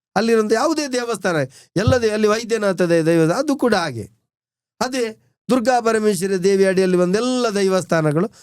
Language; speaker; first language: Kannada; non-native, local second language; Tulu